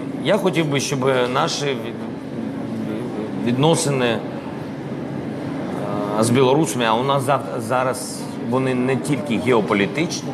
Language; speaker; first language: Ukrainian; non-native, local second language; Russian